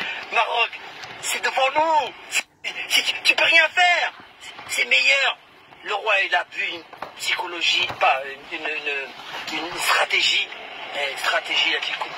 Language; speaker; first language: French; early bilingual, other home language; Arabic